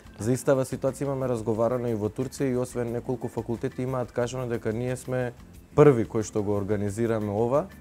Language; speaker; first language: Macedonian; non-native, local second language; Turkish